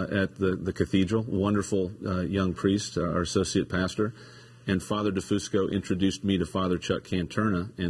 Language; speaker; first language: English; native; English